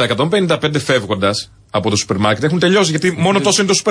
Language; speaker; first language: Greek; native; Greek